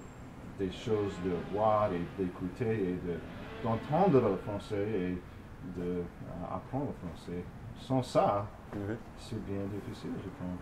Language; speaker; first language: French; non-native, fluent; English